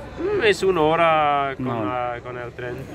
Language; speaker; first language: Spanish; non-native, learner; German